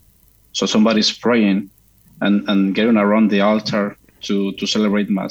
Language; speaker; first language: English; non-native, fluent; Spanish